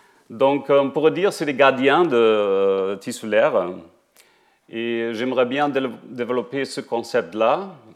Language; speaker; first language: French; non-native, fluent; German